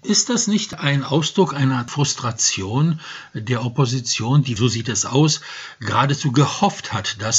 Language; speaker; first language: German; non-native, fluent; Polish